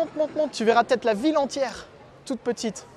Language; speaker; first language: French; native; French